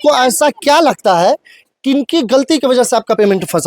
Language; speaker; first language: Hindi; native; Hindi